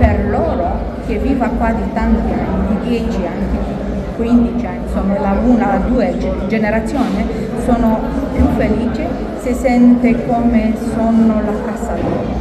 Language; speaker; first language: Italian; non-native, local second language; Romanian